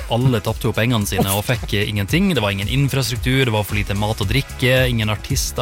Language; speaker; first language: Norwegian; native; Norwegian